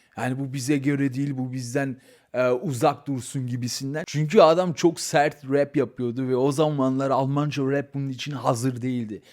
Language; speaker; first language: Turkish; early bilingual, heritage; Turkish